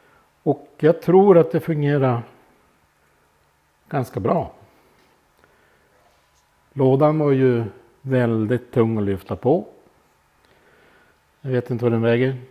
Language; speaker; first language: Swedish; native; Swedish